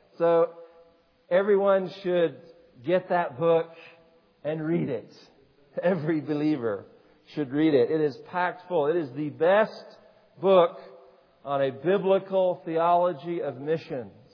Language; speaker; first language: English; native; English